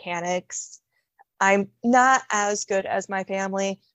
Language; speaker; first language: English; native; English